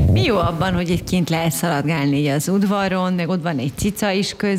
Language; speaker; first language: Hungarian; native; Hungarian